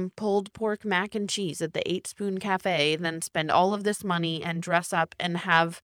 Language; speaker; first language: English; native; English